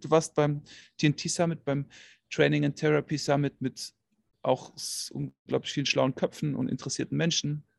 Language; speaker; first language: German; native; German